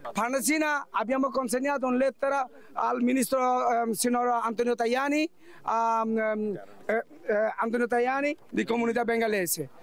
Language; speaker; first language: Italian; non-native, learner; Bangla